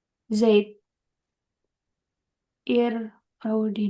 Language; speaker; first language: German; non-native, learner; Indonesian